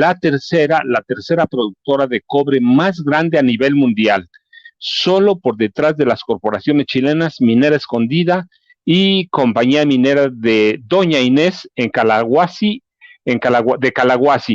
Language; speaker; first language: Spanish; native; Spanish